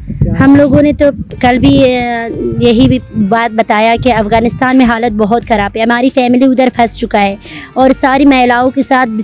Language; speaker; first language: Hindi; non-native, learner; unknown